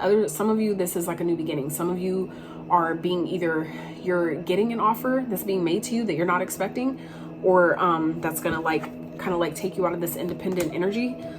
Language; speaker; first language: English; native; English